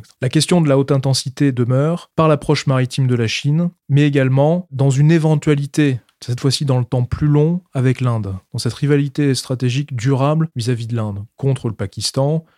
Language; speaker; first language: French; native; French